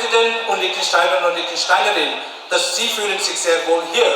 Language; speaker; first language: German; non-native, fluent; Tibetan